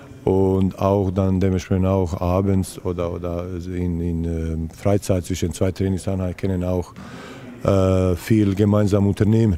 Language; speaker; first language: German; non-native, fluent; Serbian